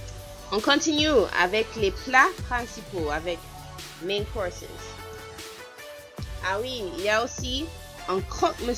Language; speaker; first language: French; non-native, fluent; English